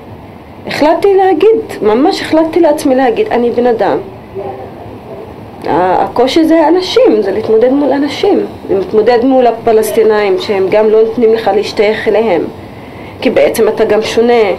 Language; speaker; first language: Hebrew; non-native, local second language; Arabic